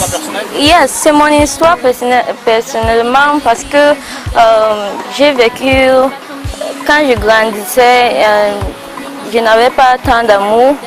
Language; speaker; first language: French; non-native, local second language; English